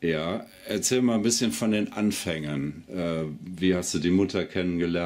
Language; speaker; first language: German; native; German